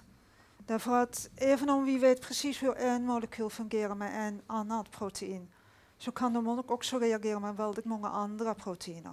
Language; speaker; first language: Swedish; non-native, fluent; Dutch